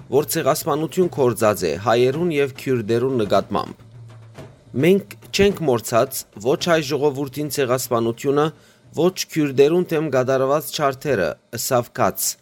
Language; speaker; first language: Armenian; early bilingual, heritage; Armenian